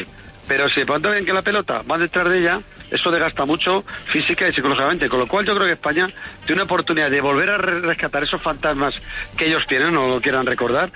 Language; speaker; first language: Spanish; native; Spanish